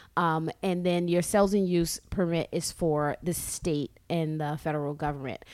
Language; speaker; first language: English; native; English